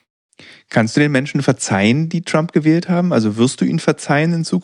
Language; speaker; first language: German; native; German